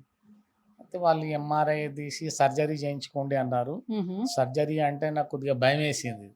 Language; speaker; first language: Telugu; native; Telugu